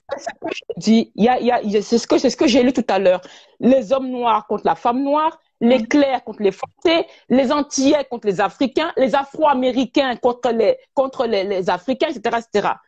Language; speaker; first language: French; native; French